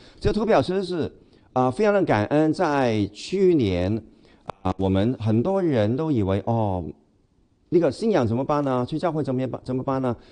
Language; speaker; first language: Chinese; non-native, local second language; Cantonese